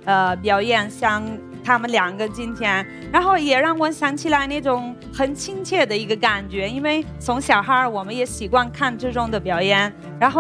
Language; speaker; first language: Chinese; non-native, fluent; Italian